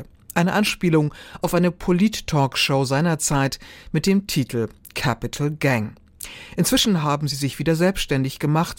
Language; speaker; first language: German; native; German